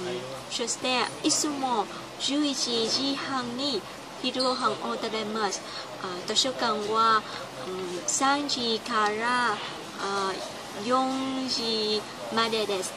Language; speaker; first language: Japanese; non-native, learner; Cantonese